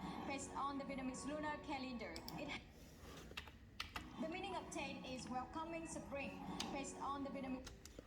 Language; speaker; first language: English; non-native, learner; Vietnamese